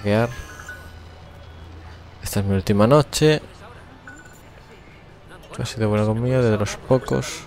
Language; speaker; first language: Spanish; native; Spanish